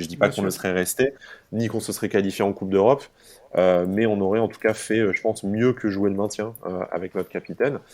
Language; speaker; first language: French; native; French